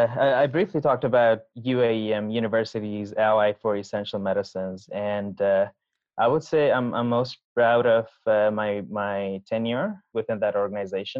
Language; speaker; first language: English; non-native, local second language; Nepali